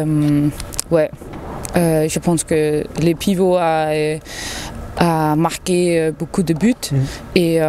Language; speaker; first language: French; non-native, learner; Danish